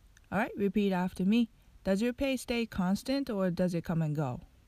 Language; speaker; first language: English; non-native, fluent; Japanese